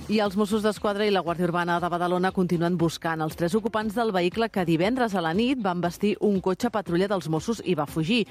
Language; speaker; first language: Catalan; native; Catalan